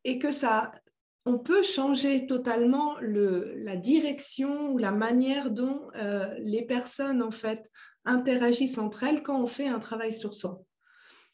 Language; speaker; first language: French; native; French